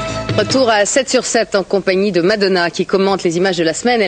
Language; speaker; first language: French; native; French